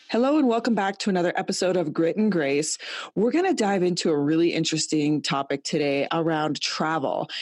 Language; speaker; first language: English; native; English